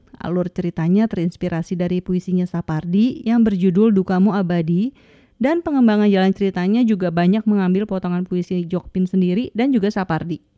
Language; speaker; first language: Indonesian; native; Indonesian